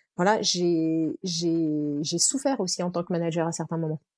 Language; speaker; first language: French; native; French